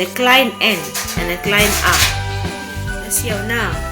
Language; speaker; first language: Dutch; non-native, local second language; Cebuano